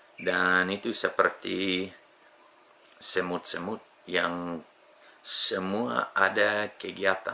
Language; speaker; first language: Indonesian; non-native, fluent; English